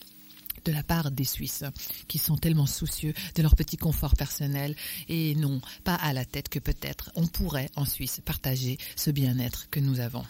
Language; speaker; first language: French; native; French